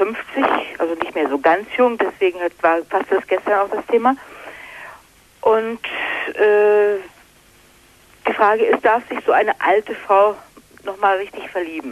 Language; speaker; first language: German; native; German